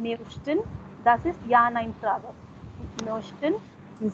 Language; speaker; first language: German; non-native, fluent; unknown